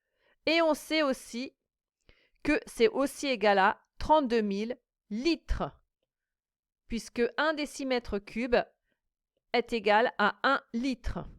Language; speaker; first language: French; native; French